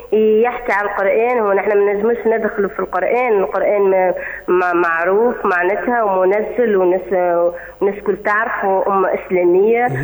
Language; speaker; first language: Arabic; native; Arabic